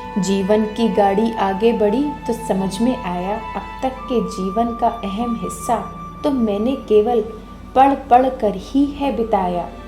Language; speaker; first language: Hindi; native; Hindi